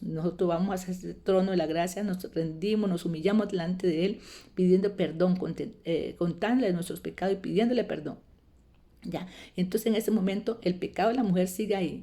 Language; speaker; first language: Spanish; native; Spanish